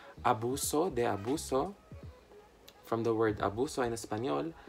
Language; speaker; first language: Spanish; non-native, fluent; Filipino